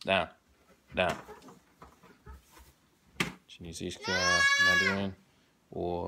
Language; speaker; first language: Swedish; non-native, learner; English